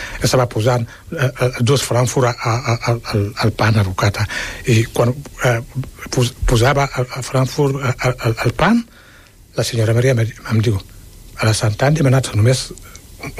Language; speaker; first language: Catalan; non-native, fluent; Wolof